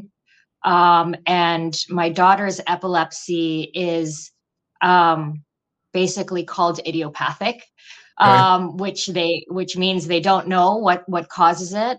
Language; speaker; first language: English; non-native, local second language; Filipino